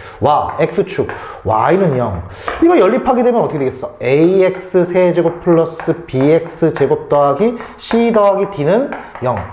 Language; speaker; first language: Korean; native; Korean